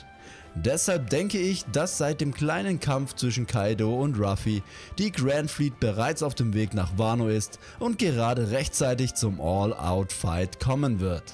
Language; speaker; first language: German; native; German